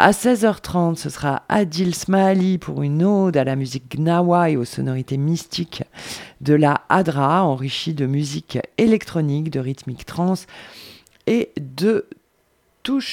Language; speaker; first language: French; native; French